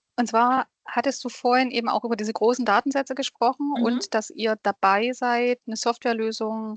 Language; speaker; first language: German; native; German